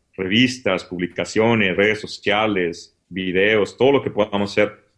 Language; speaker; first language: Spanish; native; Spanish